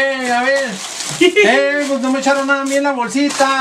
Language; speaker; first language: Spanish; native; Spanish